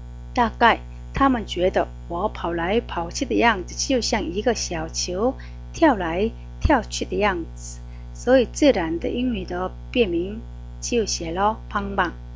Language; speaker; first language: Chinese; non-native, fluent; Korean